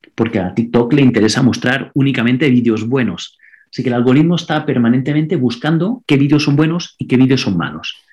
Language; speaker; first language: Spanish; non-native, local second language; Catalan